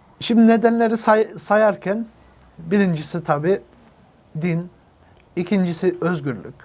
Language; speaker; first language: Turkish; early bilingual, heritage; Turkish